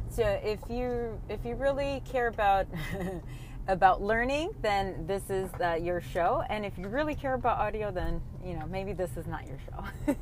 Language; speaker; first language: English; early bilingual, other home language; Spanish